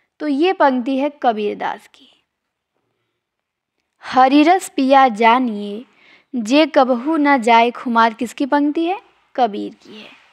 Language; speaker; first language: Hindi; native; Hindi